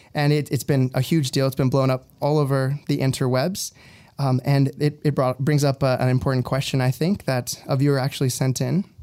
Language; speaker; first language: English; early bilingual, other home language; Spanish